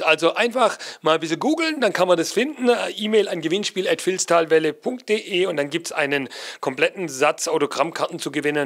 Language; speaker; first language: German; native; German